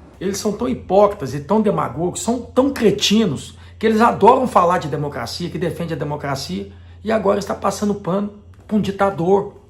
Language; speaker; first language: Portuguese; native; Portuguese